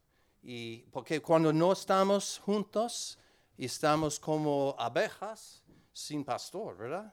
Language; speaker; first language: Spanish; non-native, learner; English